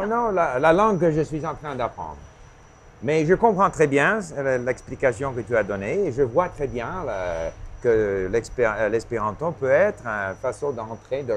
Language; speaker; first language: French; non-native, local second language; English